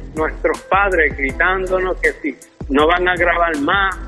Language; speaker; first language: Spanish; early bilingual, heritage; Spanish